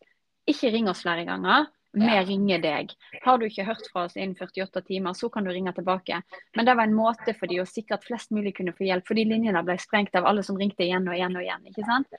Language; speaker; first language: Norwegian; native; Norwegian